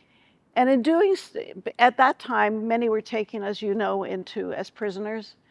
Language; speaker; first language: English; early bilingual, other home language; Ukrainian